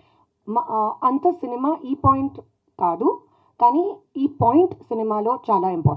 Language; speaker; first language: Telugu; non-native, fluent; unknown